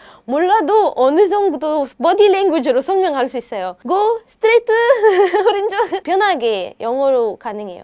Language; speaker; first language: Korean; non-native, fluent; Arabic